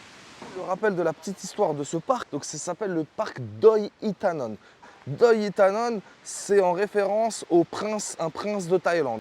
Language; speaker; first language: French; native; French